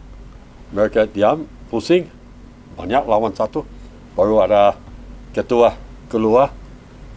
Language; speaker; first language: Indonesian; non-native, learner; English